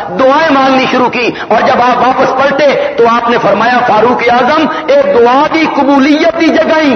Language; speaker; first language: Urdu; non-native, local second language; Punjabi